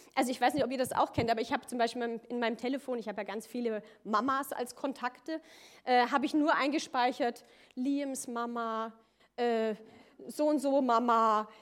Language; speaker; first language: German; native; German